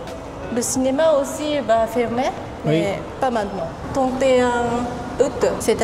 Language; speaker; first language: French; non-native, learner; Japanese